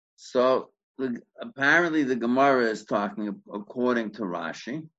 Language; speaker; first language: English; native; English